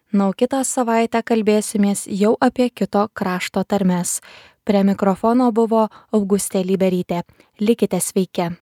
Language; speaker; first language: Lithuanian; native; Lithuanian